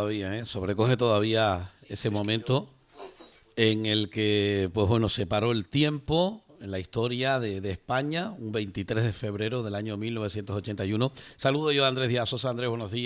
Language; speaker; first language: Spanish; native; Spanish